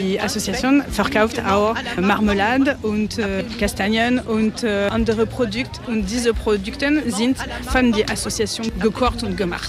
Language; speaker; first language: German; non-native, learner; French